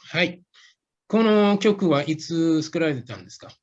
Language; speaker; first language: Japanese; non-native, fluent; English